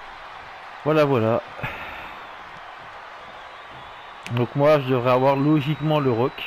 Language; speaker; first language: French; native; French